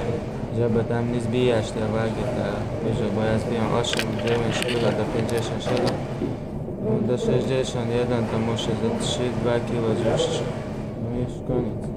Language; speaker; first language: Polish; non-native, learner; Chechen